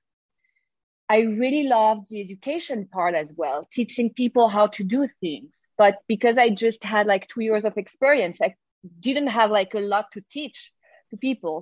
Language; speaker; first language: English; non-native, fluent; French